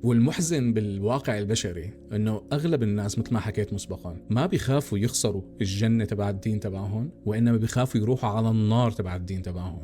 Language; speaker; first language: Arabic; native; Arabic